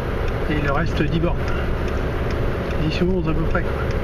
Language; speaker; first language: French; native; French